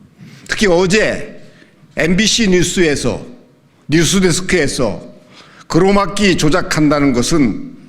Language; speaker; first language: Korean; native; Korean